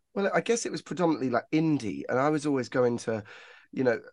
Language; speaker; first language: English; native; English